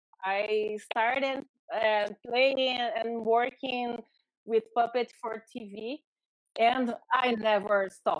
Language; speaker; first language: English; non-native, learner; Portuguese